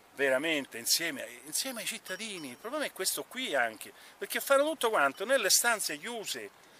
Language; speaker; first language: Italian; native; Italian